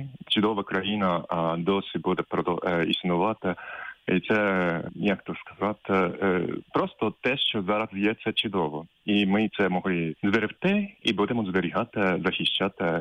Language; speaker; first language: Ukrainian; non-native, fluent; Japanese